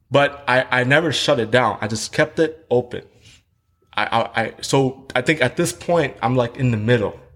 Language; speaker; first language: English; early bilingual, other home language; Vietnamese